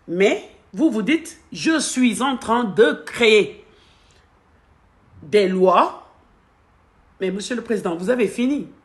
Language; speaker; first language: French; non-native, local second language; Wolof